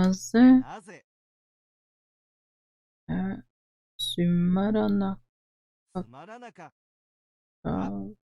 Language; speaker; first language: Japanese; non-native, learner; Norwegian